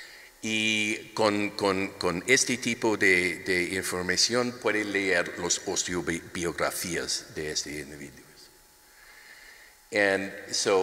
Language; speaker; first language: Spanish; non-native, learner; English